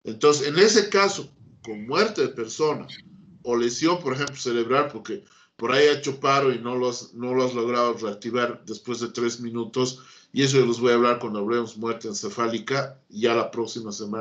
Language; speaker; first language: Spanish; native; Spanish